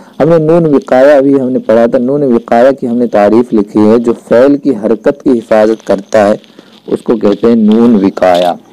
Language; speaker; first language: Urdu; native; Urdu